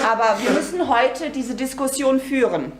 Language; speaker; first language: German; native; German